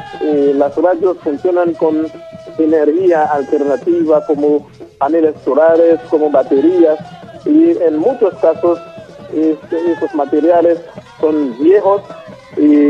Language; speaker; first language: Spanish; non-native, local second language; Haitian Creole